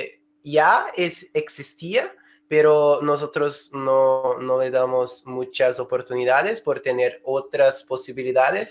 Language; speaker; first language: Spanish; non-native, fluent; Portuguese